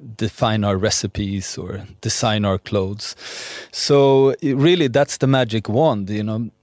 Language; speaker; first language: English; non-native, fluent; Swedish